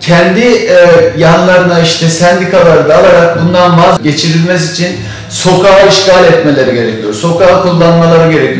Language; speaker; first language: Turkish; native; Turkish